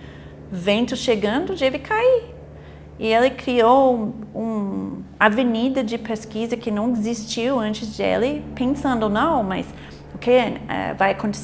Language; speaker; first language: Portuguese; non-native, fluent; English